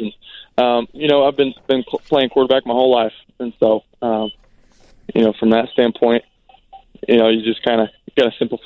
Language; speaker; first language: English; native; English